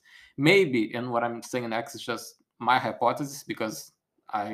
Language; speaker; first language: English; non-native, fluent; Portuguese